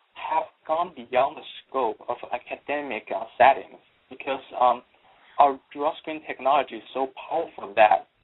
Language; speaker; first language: English; non-native, fluent; Chinese